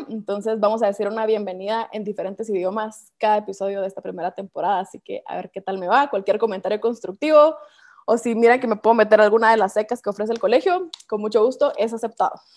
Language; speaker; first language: Spanish; native; Spanish